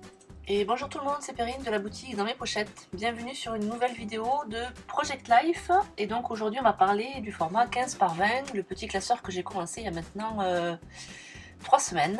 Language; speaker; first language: French; native; French